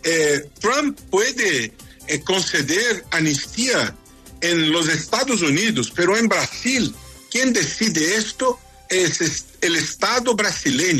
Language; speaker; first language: Spanish; non-native, fluent; Portuguese